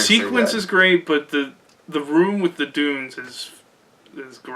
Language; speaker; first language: English; native; English